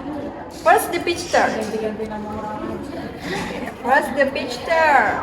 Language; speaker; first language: English; non-native, learner; Indonesian